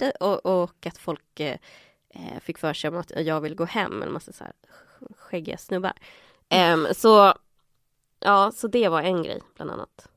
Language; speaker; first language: Swedish; early bilingual, other home language; Spanish